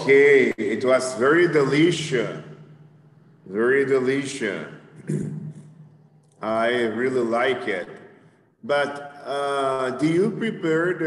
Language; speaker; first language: English; non-native, fluent; Spanish